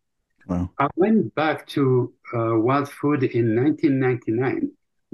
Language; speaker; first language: English; non-native, fluent; French